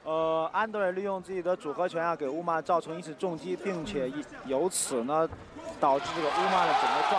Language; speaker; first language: Chinese; native; Chinese